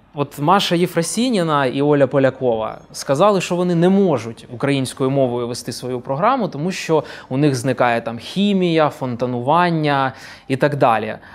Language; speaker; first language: Ukrainian; native; Ukrainian